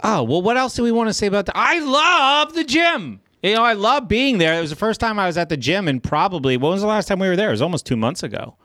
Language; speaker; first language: English; native; English